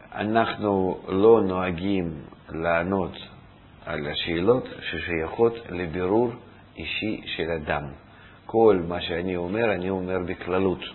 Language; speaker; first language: Hebrew; non-native, fluent; Russian